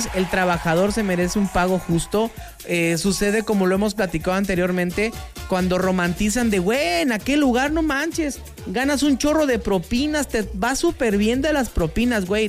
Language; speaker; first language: Spanish; native; Spanish